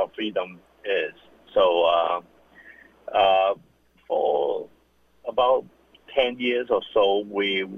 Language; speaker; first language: English; non-native, local second language; Cantonese